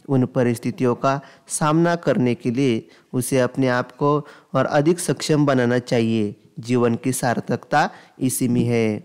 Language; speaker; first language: Hindi; non-native, local second language; Marathi